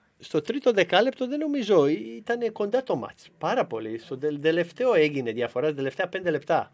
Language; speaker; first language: Greek; native; Greek